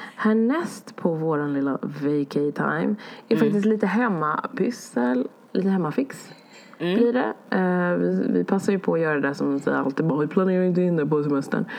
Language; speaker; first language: Swedish; early bilingual, other home language; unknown